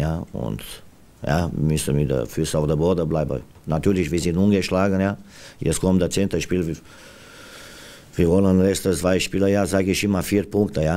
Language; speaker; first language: German; non-native, fluent; Romanian